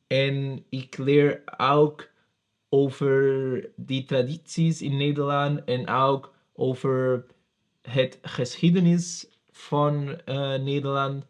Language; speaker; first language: Dutch; non-native, learner; Spanish